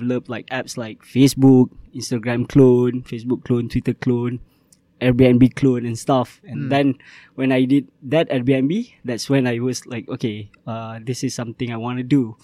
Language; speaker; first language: English; non-native, local second language; Malay